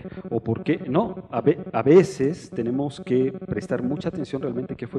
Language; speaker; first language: Spanish; native; Spanish